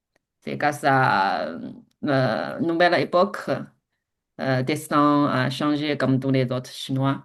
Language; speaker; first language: French; non-native, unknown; Chinese